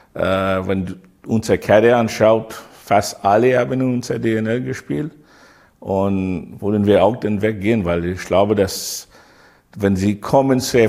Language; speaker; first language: German; non-native, learner; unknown